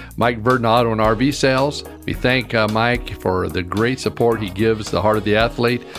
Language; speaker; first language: English; native; English